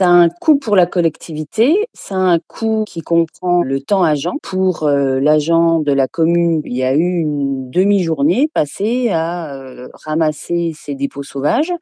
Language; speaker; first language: French; native; French